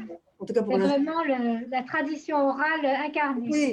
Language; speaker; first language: French; native; French